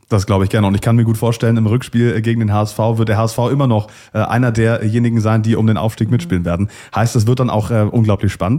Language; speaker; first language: German; native; German